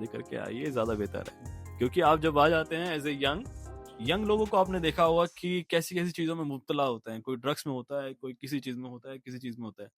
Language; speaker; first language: Hindi; native; Hindi